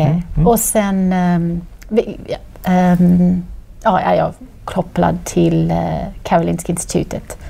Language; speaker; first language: Swedish; non-native, fluent; English